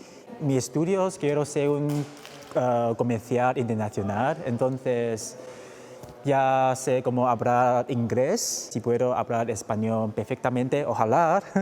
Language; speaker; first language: Spanish; non-native, fluent; Chinese